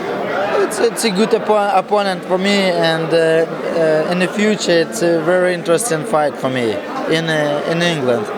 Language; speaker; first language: English; non-native, learner; Russian